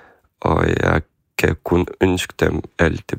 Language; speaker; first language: Danish; non-native, fluent; Ukrainian